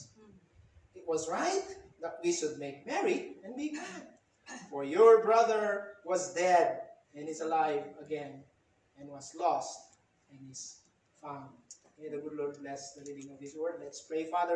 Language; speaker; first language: English; non-native, local second language; Filipino